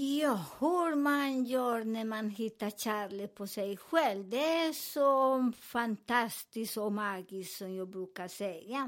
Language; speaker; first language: Swedish; non-native, fluent; Spanish